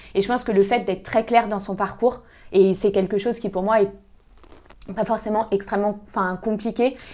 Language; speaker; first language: French; native; French